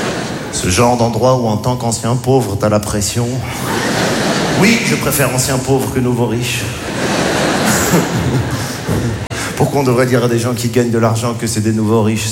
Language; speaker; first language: French; native; French